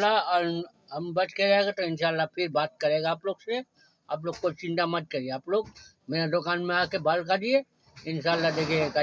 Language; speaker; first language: Hindi; non-native, local second language; Bangla